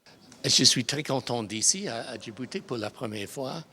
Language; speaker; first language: French; non-native, fluent; English